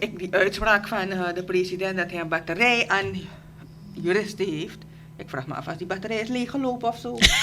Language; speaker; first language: Dutch; native; Dutch